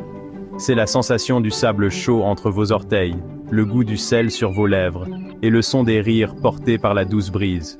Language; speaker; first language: French; native; French